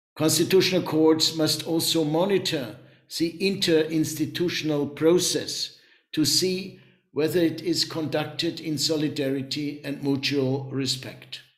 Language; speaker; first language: English; non-native, fluent; German